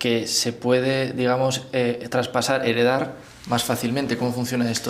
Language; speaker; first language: Spanish; native; Spanish